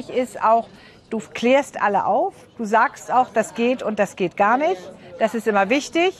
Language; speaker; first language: German; native; German